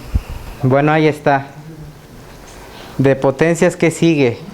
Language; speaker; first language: Spanish; native; Spanish